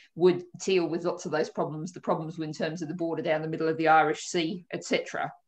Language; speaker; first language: English; native; English